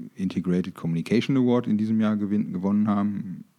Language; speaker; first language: German; native; German